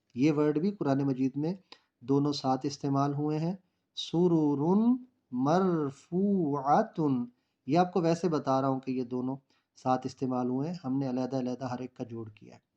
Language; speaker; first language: Urdu; native; Urdu